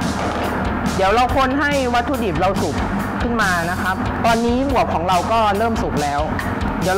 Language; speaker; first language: Thai; native; Thai